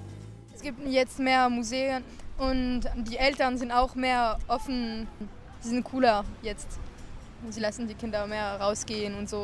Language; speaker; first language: German; non-native, learner; French